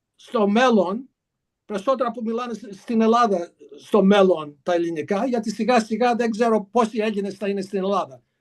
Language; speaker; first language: Greek; early bilingual, heritage; Greek